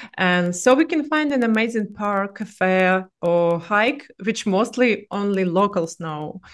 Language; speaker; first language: English; non-native, fluent; Russian